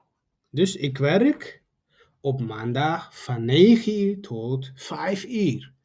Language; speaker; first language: Dutch; non-native, fluent; Tigrinya